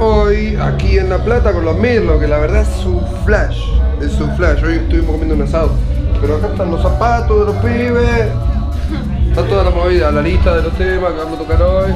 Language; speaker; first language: Spanish; native; Spanish